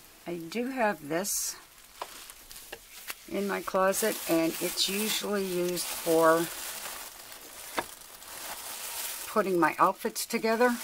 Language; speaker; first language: English; native; English